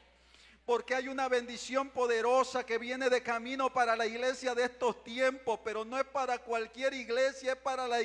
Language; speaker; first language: Spanish; native; Spanish